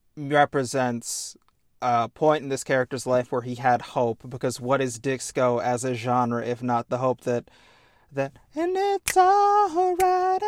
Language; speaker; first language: English; native; English